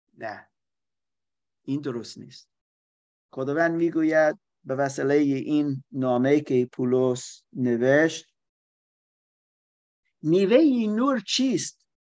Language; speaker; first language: Persian; non-native, learner; German